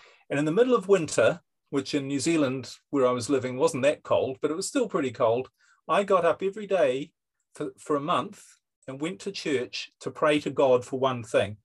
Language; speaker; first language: English; native; English